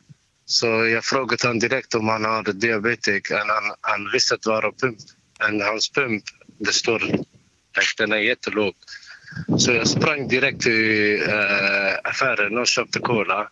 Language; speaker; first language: Swedish; non-native, learner; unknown